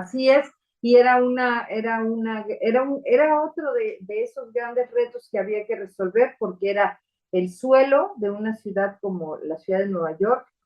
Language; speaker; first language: Spanish; native; Spanish